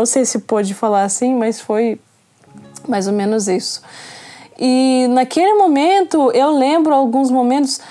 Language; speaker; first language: Portuguese; non-native, fluent; Russian